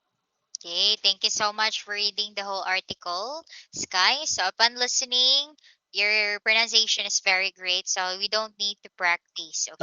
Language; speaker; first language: English; non-native, local second language; Filipino